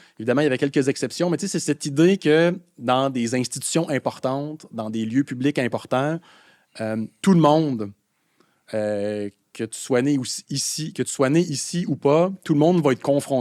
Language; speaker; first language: French; native; French